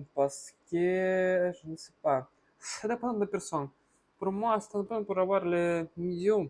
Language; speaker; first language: French; non-native, learner; Russian